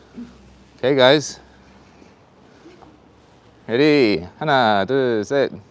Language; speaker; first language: English; native; English